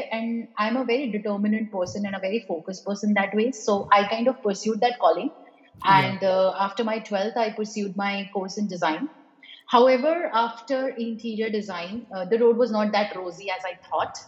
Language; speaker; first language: English; non-native, local second language; Hindi